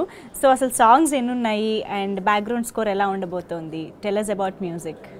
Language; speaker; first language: Telugu; native; Telugu